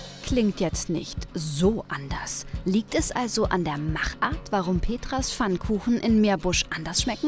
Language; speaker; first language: German; native; German